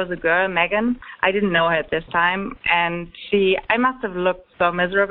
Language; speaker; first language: English; non-native, fluent; German